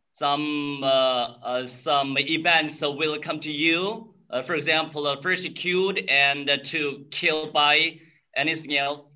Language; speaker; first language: English; non-native, learner; Korean